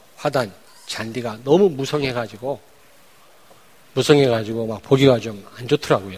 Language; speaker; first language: Korean; native; Korean